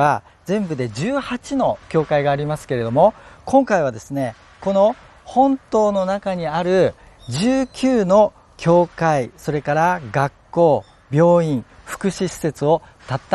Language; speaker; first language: Japanese; native; Japanese